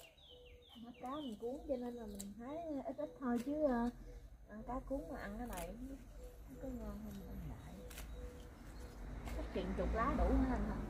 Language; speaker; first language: Vietnamese; native; Vietnamese